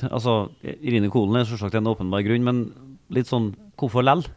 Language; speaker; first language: Norwegian; native; Norwegian